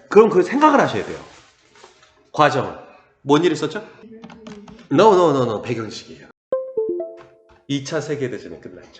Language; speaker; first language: Korean; native; Korean